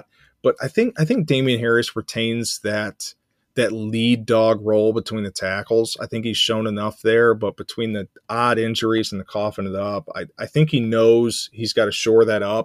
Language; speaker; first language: English; native; English